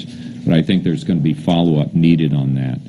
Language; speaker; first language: English; native; English